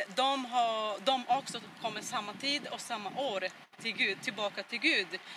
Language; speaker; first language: Swedish; non-native, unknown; Portuguese